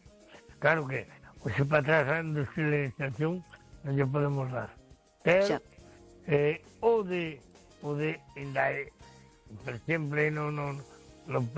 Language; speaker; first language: Spanish; non-native, local second language; Galician